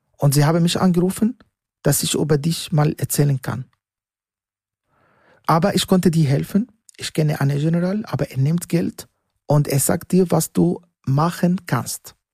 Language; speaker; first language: German; non-native, learner; Arabic